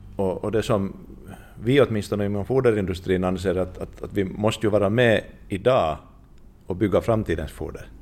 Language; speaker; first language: Swedish; non-native, fluent; Finnish